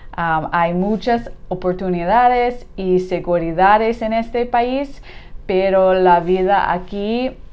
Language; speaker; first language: Spanish; non-native, learner; English